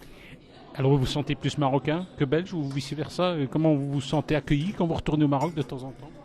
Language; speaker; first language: French; native; French